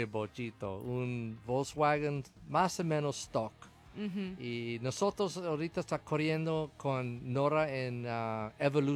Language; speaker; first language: Spanish; non-native, learner; English